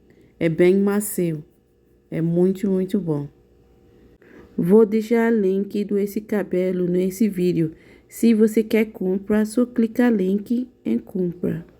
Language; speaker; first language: Portuguese; non-native, learner; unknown